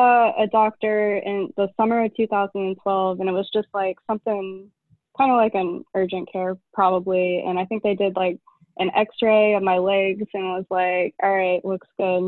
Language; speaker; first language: English; native; English